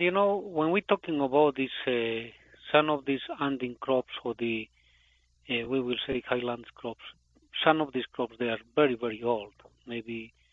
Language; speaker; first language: English; non-native, fluent; Spanish